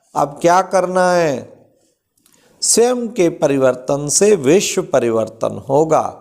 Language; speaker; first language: Hindi; native; Hindi